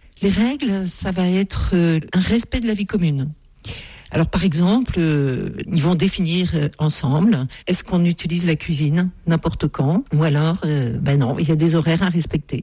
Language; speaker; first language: French; native; French